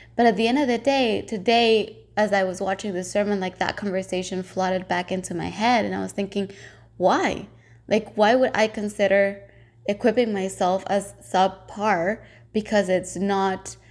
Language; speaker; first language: English; non-native, fluent; Spanish